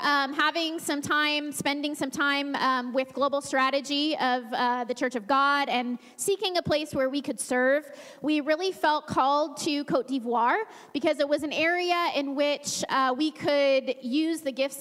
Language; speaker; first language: English; native; English